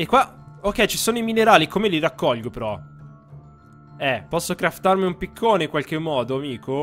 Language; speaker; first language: Italian; native; Italian